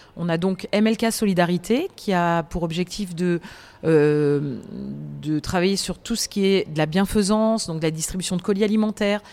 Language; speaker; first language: French; native; French